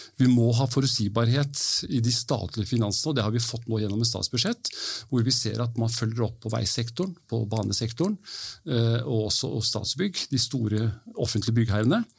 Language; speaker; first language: Norwegian; early bilingual, heritage; Norwegian